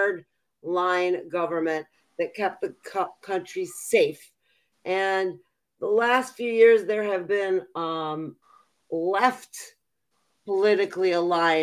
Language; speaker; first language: English; native; English